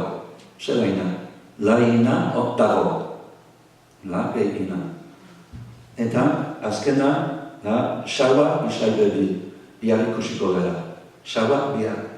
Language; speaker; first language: Basque; non-native, fluent; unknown